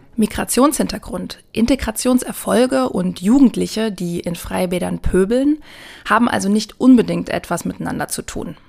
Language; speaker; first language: German; native; German